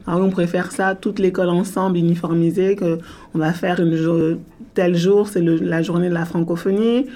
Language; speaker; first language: French; native; French